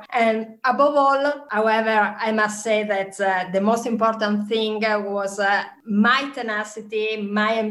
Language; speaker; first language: English; non-native, fluent; Italian